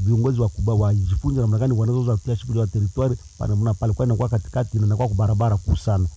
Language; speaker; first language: Swahili; non-native, local second language; Nande